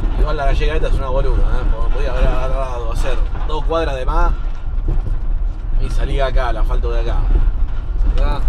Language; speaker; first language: Spanish; native; Spanish